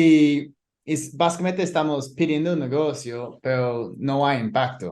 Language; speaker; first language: Spanish; non-native, fluent; English